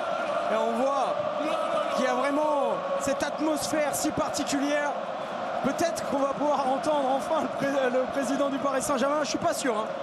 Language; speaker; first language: French; native; French